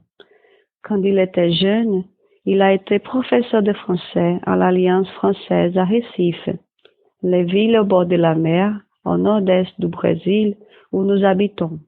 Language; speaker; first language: French; non-native, fluent; Portuguese